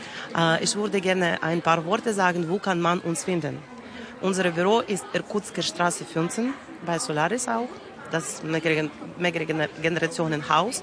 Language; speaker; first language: German; non-native, learner; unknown